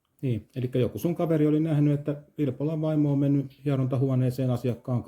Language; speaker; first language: Finnish; native; Finnish